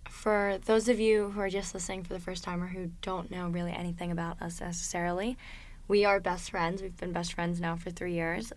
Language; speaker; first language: English; native; English